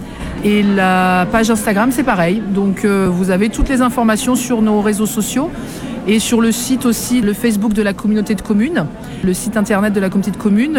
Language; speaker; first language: French; native; French